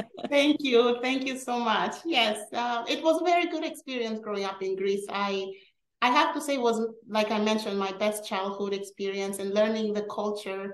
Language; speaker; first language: English; early bilingual, other home language; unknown